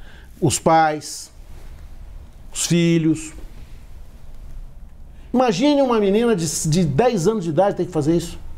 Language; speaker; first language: Portuguese; native; Portuguese